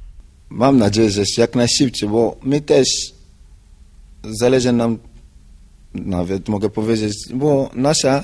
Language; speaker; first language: Polish; non-native, learner; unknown